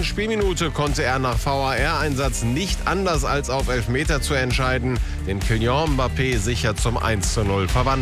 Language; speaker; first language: German; native; German